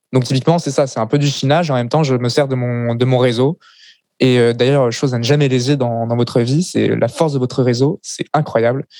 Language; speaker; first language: French; native; French